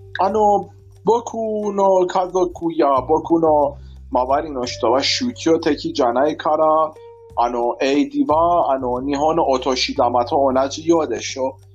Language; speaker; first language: Japanese; non-native, fluent; Persian